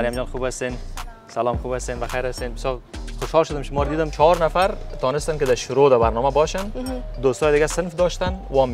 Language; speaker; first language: Persian; native; Persian